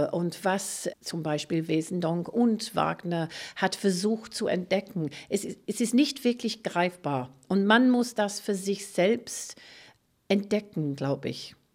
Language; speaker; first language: German; non-native, fluent; English